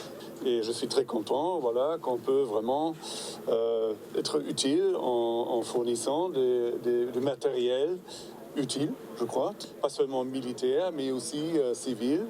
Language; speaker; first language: French; non-native, fluent; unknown